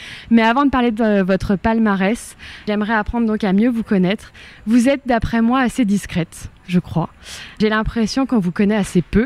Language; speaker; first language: French; native; French